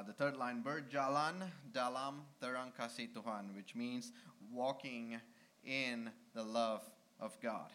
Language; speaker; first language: English; non-native, local second language; Malay